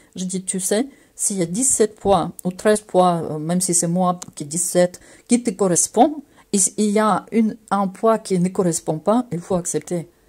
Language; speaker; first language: French; non-native, fluent; Russian